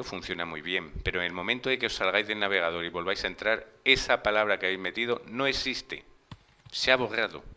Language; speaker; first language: Spanish; native; Spanish